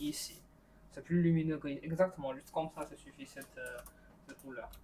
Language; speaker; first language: French; non-native, learner; Chinese